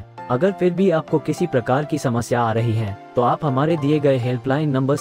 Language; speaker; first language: Hindi; native; Hindi